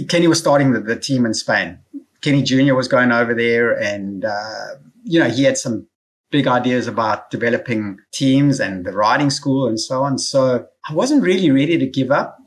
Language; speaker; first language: English; native; English